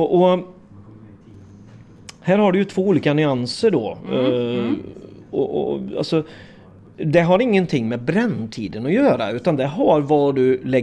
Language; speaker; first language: Swedish; native; Swedish